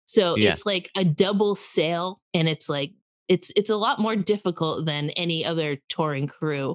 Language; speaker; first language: English; native; English